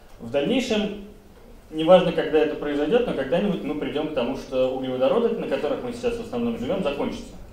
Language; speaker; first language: Russian; native; Russian